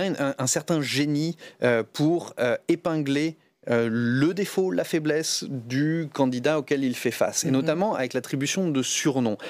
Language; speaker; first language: French; native; French